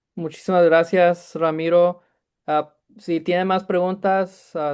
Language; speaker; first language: Spanish; early bilingual, heritage; Spanish